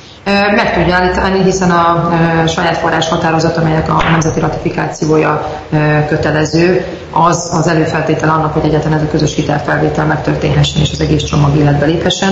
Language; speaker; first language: Hungarian; native; Hungarian